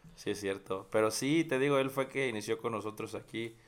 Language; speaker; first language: Spanish; native; Spanish